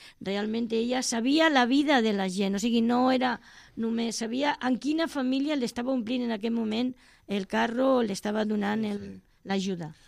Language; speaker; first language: Catalan; non-native, local second language; Spanish